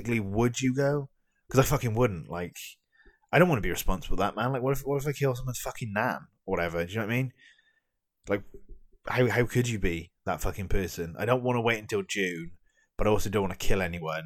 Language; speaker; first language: English; native; English